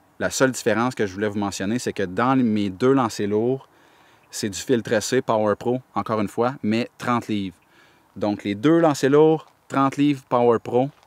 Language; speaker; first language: French; native; French